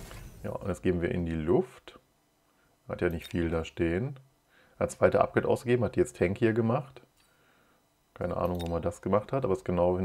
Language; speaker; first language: German; native; German